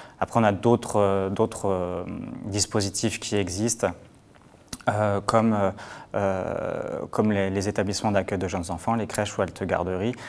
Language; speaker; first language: French; native; French